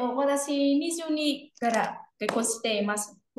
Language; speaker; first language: Japanese; non-native, learner; Vietnamese